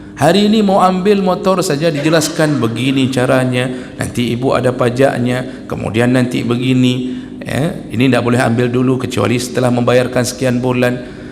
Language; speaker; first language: Malay; non-native, local second language; Achinese